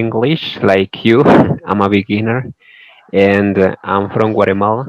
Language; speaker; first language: English; non-native, learner; Spanish